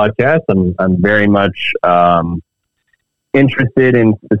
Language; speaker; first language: English; native; English